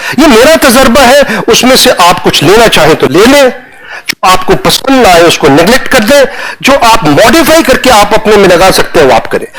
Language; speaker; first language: Hindi; non-native, local second language; Punjabi